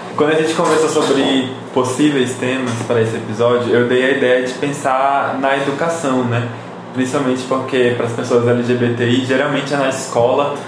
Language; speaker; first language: Portuguese; native; Portuguese